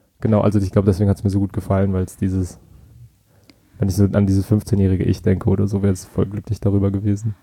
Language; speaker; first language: German; early bilingual, other home language; Vietnamese